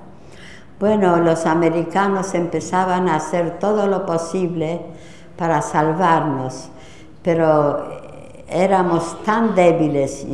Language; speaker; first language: Spanish; non-native, fluent; Polish